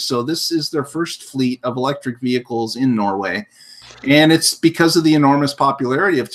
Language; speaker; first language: English; native; English